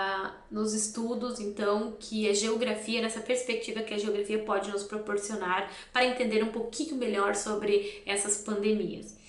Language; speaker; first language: Portuguese; native; Portuguese